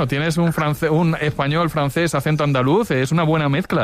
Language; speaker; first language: Spanish; native; Spanish